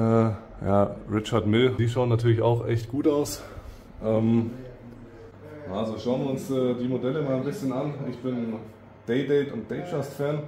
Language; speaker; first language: German; native; German